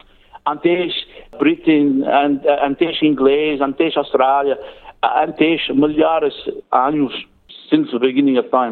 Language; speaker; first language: Portuguese; non-native, learner; English